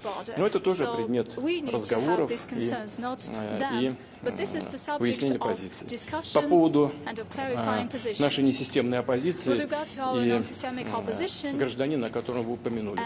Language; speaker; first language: Russian; native; Russian